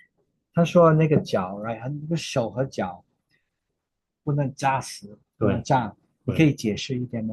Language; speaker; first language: Chinese; early bilingual, heritage; Chinese